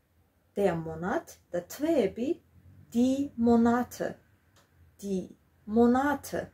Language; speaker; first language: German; non-native, fluent; Georgian